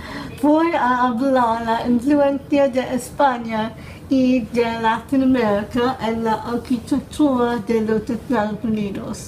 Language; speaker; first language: Spanish; non-native, learner; English